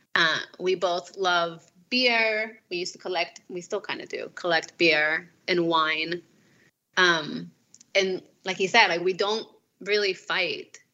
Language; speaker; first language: English; non-native, fluent; Spanish